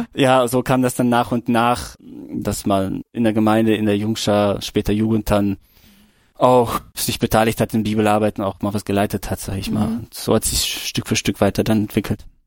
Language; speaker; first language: German; early bilingual, other home language; Russian